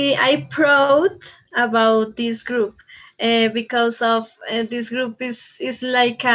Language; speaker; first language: English; non-native, fluent; Spanish